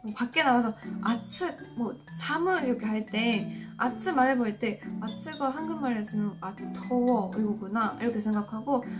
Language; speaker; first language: Korean; non-native, fluent; Japanese